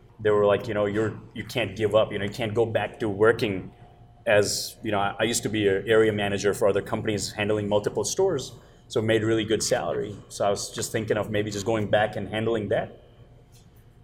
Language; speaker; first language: English; non-native, local second language; Gujarati